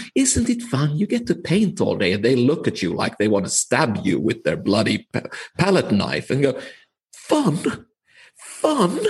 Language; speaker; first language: English; non-native, fluent; Finnish